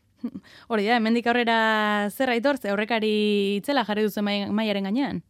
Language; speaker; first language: Basque; native; Basque